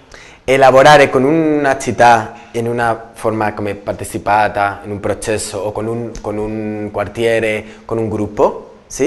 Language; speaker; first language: Italian; non-native, learner; Spanish